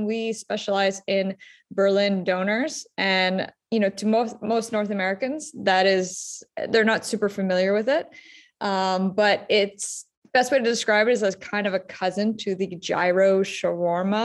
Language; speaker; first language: English; native; English